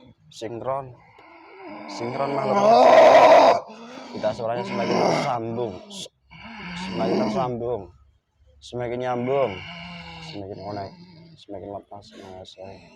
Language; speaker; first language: Indonesian; native; Indonesian